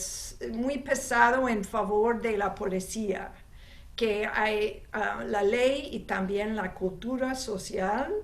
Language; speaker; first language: Spanish; non-native, fluent; English